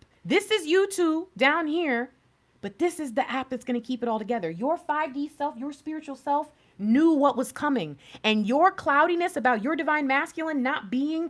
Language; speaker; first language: English; native; English